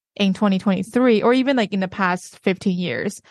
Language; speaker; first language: English; non-native, fluent; Chinese